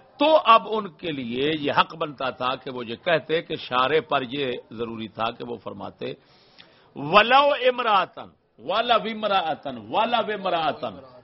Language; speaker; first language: Urdu; non-native, local second language; Punjabi